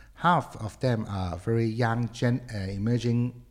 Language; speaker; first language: English; non-native, local second language; Cantonese